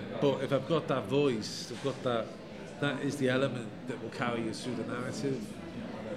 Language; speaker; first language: English; native; English